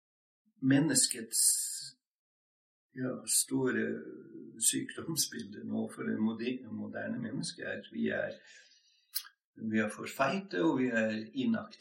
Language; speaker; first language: Norwegian; non-native, fluent; English